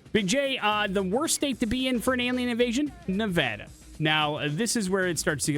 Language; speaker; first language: English; native; English